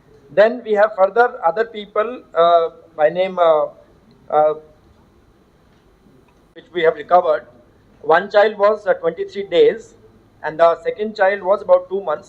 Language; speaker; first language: English; non-native, local second language; Hindi